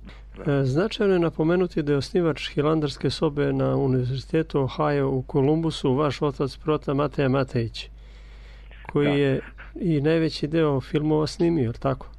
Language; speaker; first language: Serbian; native; Serbian